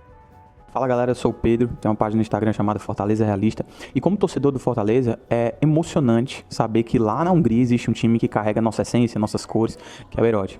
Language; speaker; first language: Portuguese; native; Portuguese